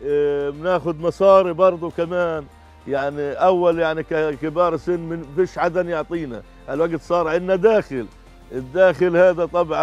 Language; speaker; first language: Arabic; native; Arabic